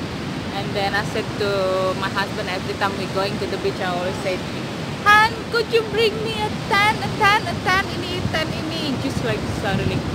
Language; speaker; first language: English; non-native, learner; Indonesian